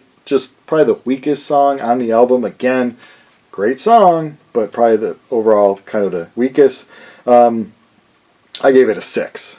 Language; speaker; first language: English; native; English